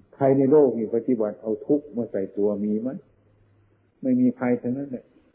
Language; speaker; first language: Thai; non-native, local second language; Northeastern Thai